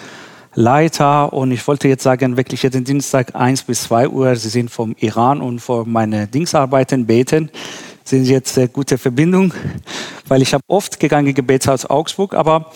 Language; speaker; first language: German; non-native, learner; Persian